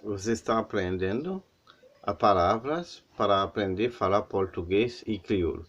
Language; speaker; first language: Portuguese; non-native, learner; Haitian Creole